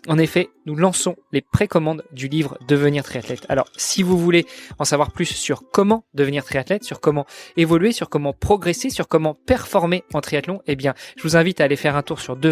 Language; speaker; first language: French; native; French